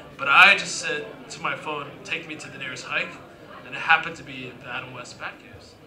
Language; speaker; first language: English; native; English